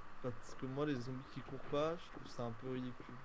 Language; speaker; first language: French; native; French